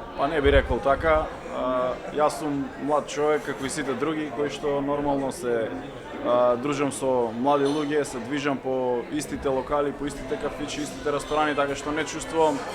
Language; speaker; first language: Macedonian; native; Macedonian